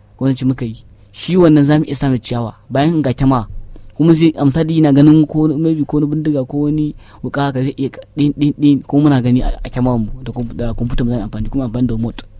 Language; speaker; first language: Hausa; native; Hausa